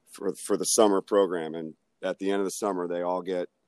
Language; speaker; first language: English; native; English